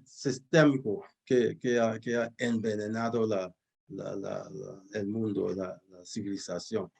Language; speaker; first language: Spanish; non-native, fluent; English